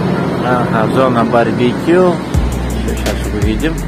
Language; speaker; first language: Russian; non-native, fluent; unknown